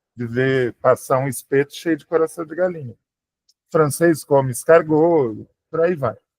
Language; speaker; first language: Portuguese; native; Portuguese